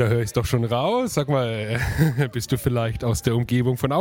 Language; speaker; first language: German; native; German